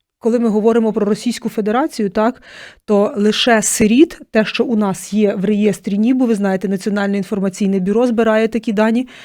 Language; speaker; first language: Ukrainian; native; Ukrainian